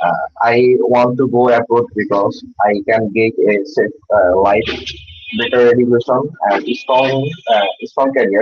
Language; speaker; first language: English; non-native, learner; Bangla